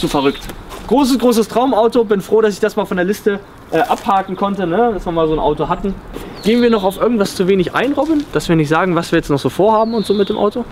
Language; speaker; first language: German; native; German